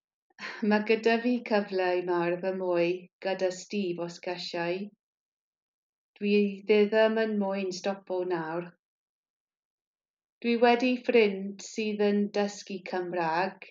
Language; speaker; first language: Welsh; non-native, learner; English